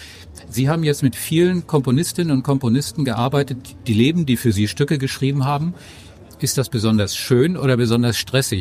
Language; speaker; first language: German; native; German